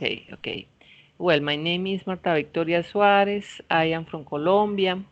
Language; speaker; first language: English; non-native, fluent; Spanish